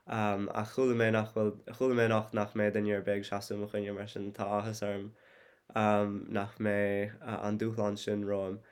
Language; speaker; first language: Irish; non-native, fluent; English